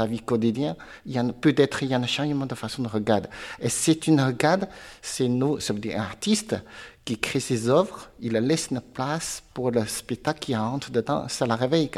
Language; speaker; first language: French; non-native, learner; Chinese